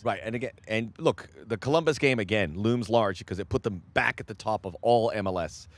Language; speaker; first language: English; native; English